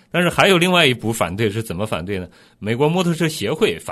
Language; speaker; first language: Chinese; native; Chinese